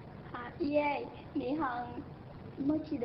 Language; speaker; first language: Japanese; non-native, learner; Vietnamese